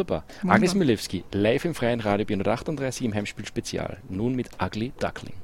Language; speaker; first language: German; native; German